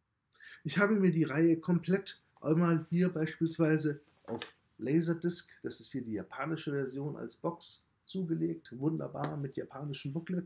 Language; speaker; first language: German; native; German